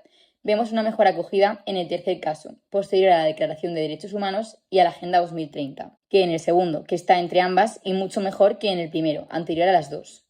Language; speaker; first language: Spanish; native; Spanish